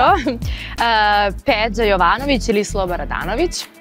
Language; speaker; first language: Serbian; native; Serbian